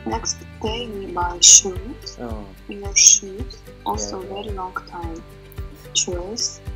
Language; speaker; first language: English; non-native, learner; Russian